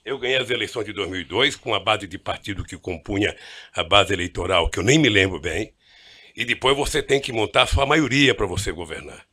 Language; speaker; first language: Portuguese; native; Portuguese